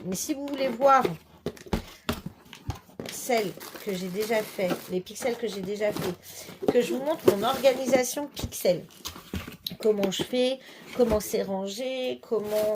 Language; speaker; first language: French; native; French